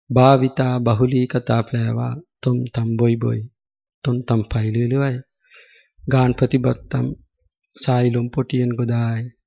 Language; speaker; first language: Thai; non-native, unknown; Sinhala